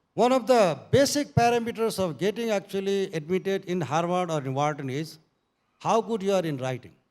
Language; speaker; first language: English; non-native, local second language; Nepali